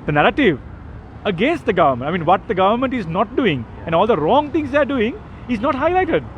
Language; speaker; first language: English; non-native, local second language; Sinhala